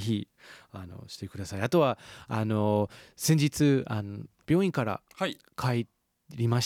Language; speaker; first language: Japanese; non-native, fluent; English